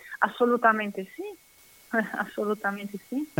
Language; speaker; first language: Italian; non-native, fluent; Portuguese